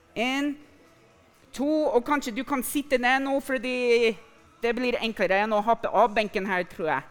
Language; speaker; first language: Norwegian; non-native, fluent; English